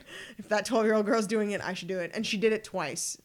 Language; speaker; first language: English; native; English